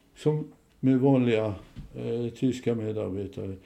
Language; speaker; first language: Swedish; non-native, fluent; German